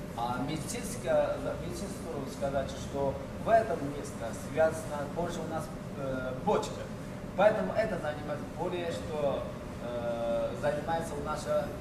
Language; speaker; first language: Russian; non-native, learner; Chinese